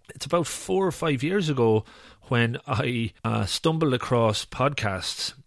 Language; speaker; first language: English; native; English